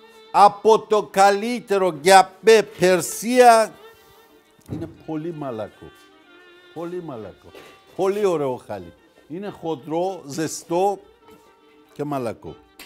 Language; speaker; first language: Greek; non-native, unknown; Persian